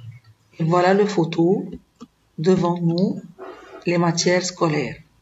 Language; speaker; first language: French; non-native, fluent; Arabic